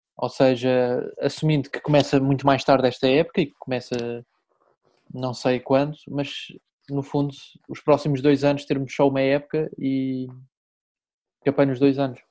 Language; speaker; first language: Portuguese; native; Portuguese